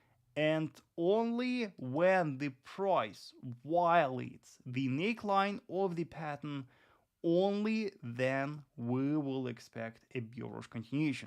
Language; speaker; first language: English; non-native, fluent; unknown